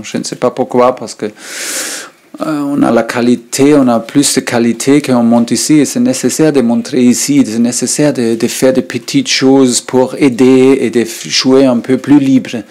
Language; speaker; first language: French; non-native, learner; German